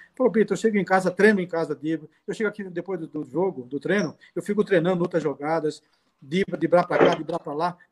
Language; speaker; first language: Portuguese; native; Portuguese